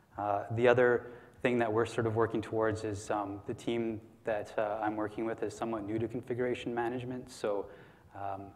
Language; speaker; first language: English; native; English